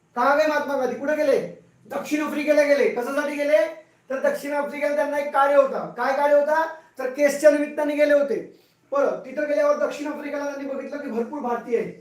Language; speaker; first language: Marathi; non-native, local second language; Hindi